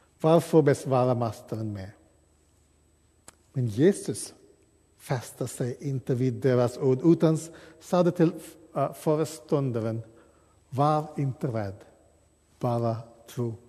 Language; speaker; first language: Swedish; non-native, fluent; English